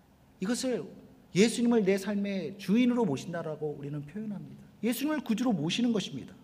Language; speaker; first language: Korean; native; Korean